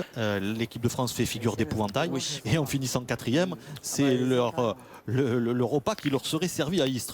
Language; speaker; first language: French; native; French